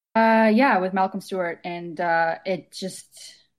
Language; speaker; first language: English; non-native, fluent; Estonian